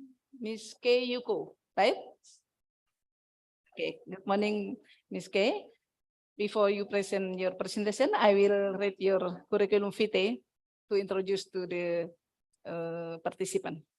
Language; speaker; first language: English; non-native, fluent; Indonesian